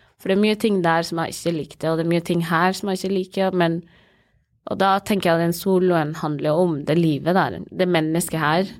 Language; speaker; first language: Norwegian; early bilingual, other home language; Somali